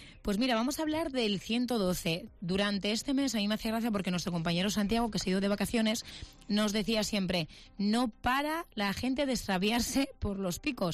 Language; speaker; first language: Spanish; native; Spanish